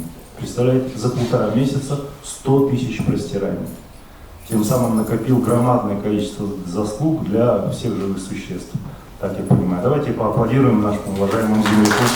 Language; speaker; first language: Russian; native; Russian